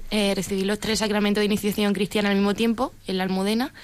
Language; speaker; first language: Spanish; native; Spanish